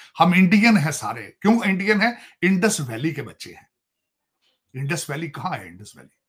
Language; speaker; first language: Hindi; native; Hindi